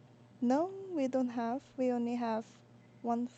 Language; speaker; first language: English; non-native, learner; Korean